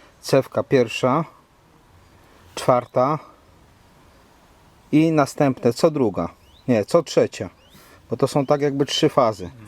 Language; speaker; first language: Polish; native; Polish